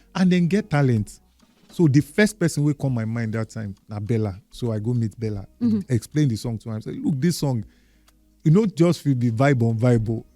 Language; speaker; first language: Nigerian Pidgin; non-native, local second language; Yoruba